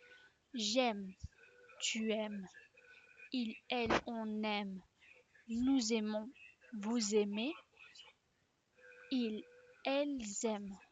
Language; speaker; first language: French; non-native, fluent; Spanish